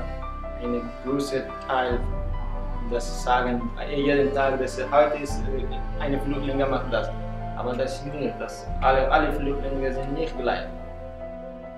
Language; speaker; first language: German; non-native, learner; Persian